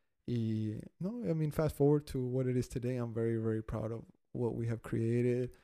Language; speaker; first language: English; early bilingual, other home language; Spanish